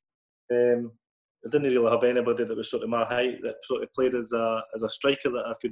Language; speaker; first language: English; native; English